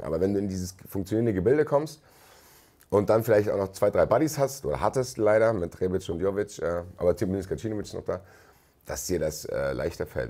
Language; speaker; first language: German; native; German